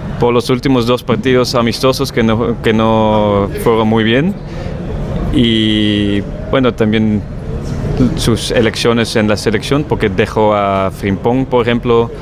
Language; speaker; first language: Spanish; non-native, fluent; Dutch